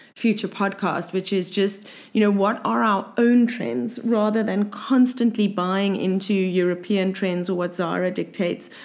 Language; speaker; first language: English; native; English